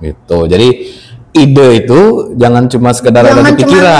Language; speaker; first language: Indonesian; native; Indonesian